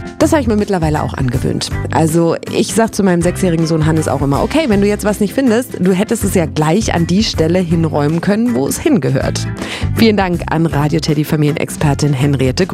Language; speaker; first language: German; native; German